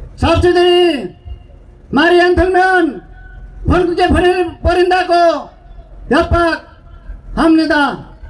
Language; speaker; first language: Korean; non-native, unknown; Nepali